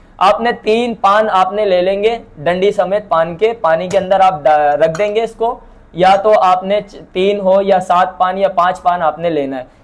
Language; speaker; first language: Urdu; non-native, local second language; Bangla